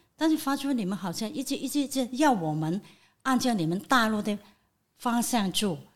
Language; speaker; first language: Chinese; non-native, fluent; Cantonese